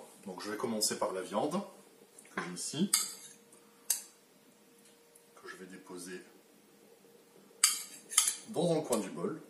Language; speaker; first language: French; native; French